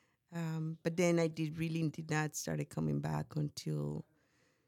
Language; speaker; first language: English; non-native, fluent; Spanish